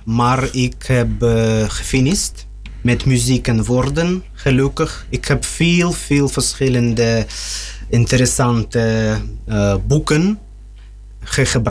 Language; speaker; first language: Dutch; non-native, learner; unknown